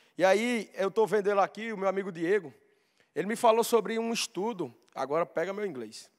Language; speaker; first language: Portuguese; native; Portuguese